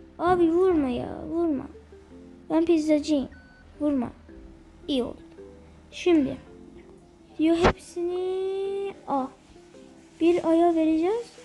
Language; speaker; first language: Turkish; early bilingual, heritage; Turkish